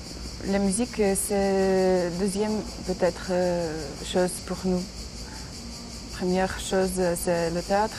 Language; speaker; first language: French; non-native, learner; Ukrainian